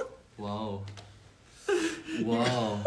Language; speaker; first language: Korean; non-native, learner; Chinese